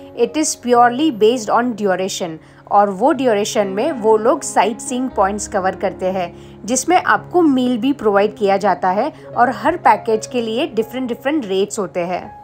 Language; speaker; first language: Hindi; non-native, local second language; Gujarati